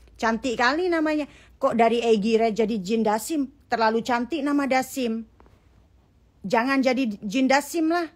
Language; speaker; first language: Indonesian; native; Indonesian